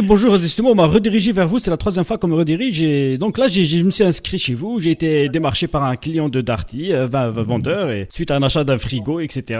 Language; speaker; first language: French; native; French